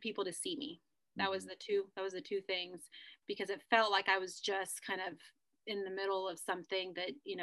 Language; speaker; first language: English; early bilingual, other home language; Spanish